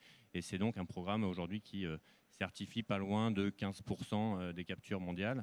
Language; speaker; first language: French; native; French